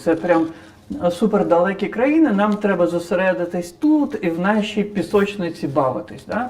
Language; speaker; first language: Ukrainian; non-native, fluent; Crimean Tatar